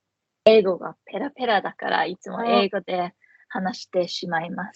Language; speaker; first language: Japanese; non-native, fluent; English